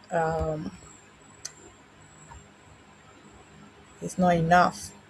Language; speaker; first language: English; non-native, learner; Spanish